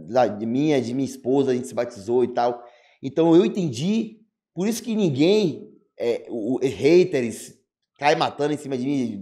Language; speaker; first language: Portuguese; native; Portuguese